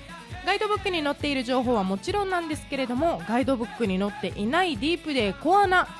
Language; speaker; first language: Japanese; native; Japanese